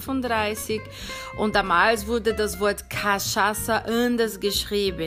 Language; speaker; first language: German; non-native, fluent; Portuguese